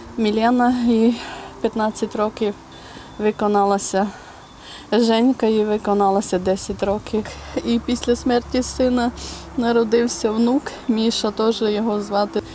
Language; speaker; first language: Ukrainian; native; Ukrainian